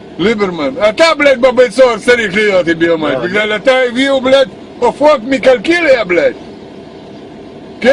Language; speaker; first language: Hebrew; non-native, learner; Russian